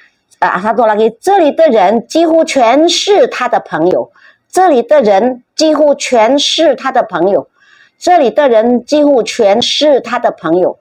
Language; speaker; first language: Chinese; non-native, fluent; Indonesian